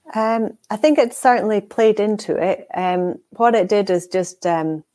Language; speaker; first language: English; native; English